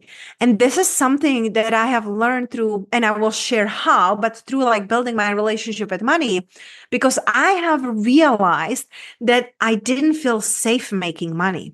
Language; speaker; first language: English; non-native, fluent; Czech